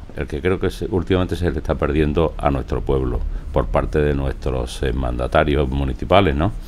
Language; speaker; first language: Spanish; native; Spanish